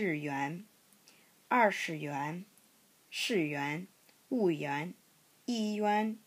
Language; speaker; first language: Chinese; non-native, learner; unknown